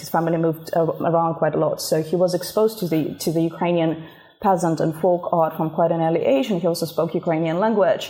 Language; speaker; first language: English; non-native, fluent; Russian